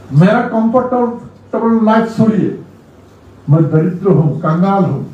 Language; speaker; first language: Hindi; non-native, local second language; Rangpuri